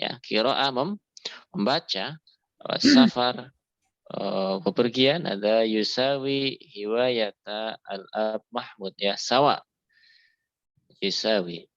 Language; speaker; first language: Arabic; non-native, fluent; Indonesian